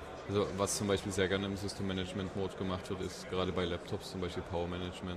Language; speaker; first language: German; native; German